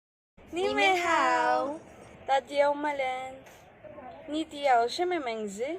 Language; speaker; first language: Chinese; non-native, learner; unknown